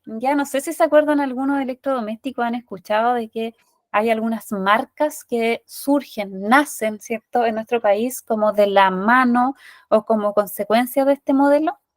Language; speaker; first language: Spanish; native; Spanish